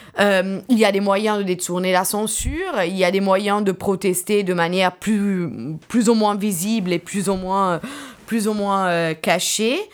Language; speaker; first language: French; non-native, fluent; Italian